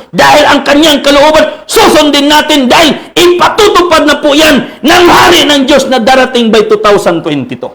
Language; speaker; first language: Filipino; non-native, local second language; Cebuano